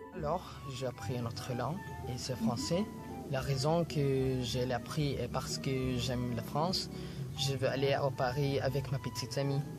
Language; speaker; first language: French; non-native, learner; Filipino